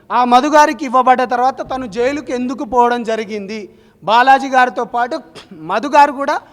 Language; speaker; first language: Telugu; non-native, local second language; Lambadi